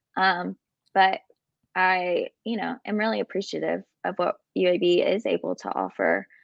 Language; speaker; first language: English; native; English